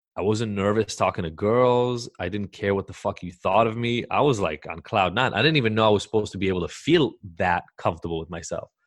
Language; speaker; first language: English; early bilingual, other home language; Hebrew